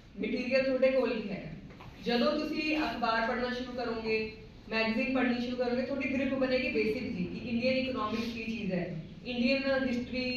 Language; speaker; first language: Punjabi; non-native, local second language; Hindi